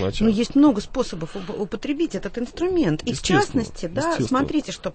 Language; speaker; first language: Russian; native; Russian